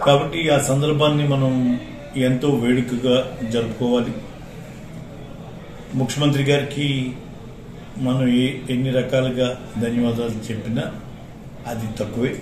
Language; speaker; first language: Telugu; native; Telugu